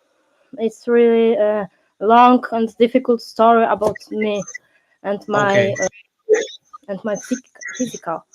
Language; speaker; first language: English; non-native, learner; Polish